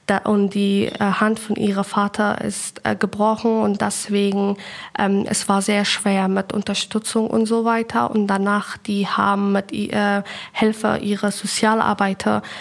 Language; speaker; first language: German; non-native, learner; Persian